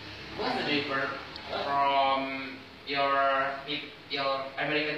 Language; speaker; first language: English; non-native, learner; Indonesian